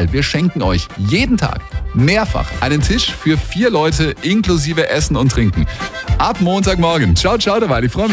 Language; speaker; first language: German; native; German